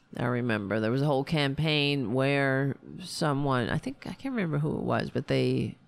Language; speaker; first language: English; native; English